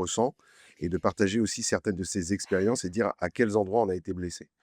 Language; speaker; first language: French; native; French